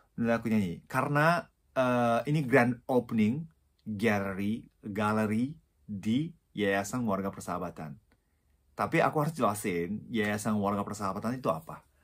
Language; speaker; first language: Indonesian; non-native, fluent; Japanese